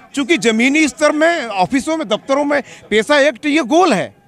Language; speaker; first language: Hindi; native; Hindi